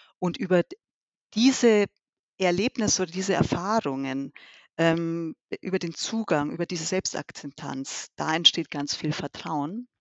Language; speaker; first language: German; early bilingual, other home language; Albanian